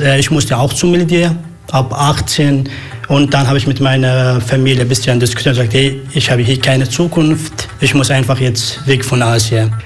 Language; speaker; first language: German; non-native, learner; Arabic